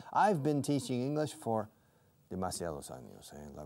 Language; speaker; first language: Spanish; non-native, fluent; English